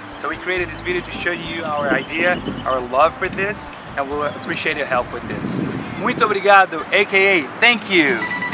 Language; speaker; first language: English; non-native, fluent; Portuguese